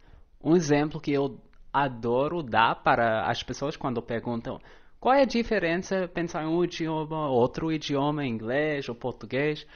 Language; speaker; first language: Portuguese; non-native, fluent; English